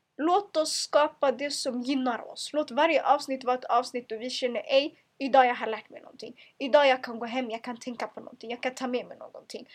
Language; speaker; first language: Swedish; early bilingual, other home language; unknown